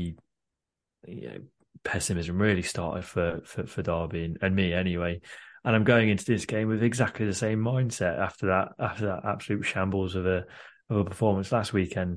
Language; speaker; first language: English; native; English